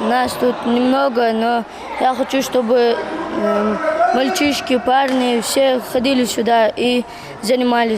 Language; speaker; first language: Russian; non-native, local second language; Ingush